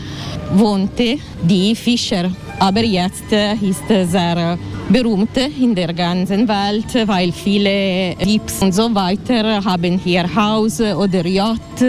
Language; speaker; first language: German; non-native, learner; Italian